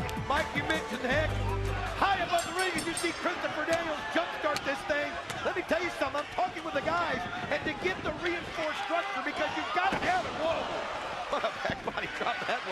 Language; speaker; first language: English; native; English